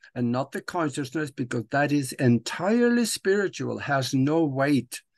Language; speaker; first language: English; non-native, fluent; Norwegian